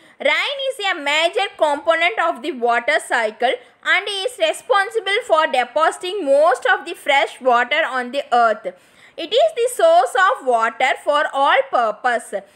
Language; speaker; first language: English; non-native, local second language; Tamil